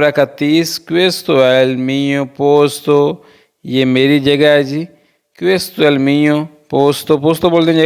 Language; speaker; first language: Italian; non-native, fluent; Punjabi